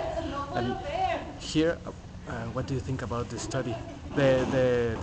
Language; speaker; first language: English; non-native, learner; Spanish